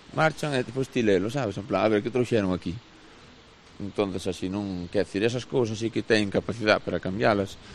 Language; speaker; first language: Galician; native; Galician